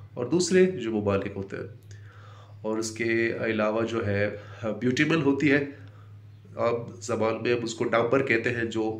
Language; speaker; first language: Urdu; non-native, fluent; Baluchi